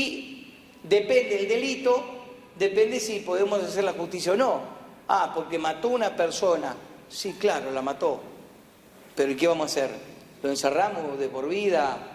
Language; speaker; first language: Spanish; native; Spanish